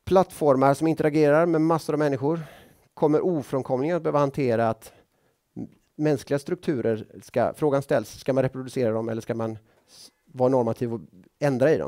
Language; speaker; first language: Swedish; native; Swedish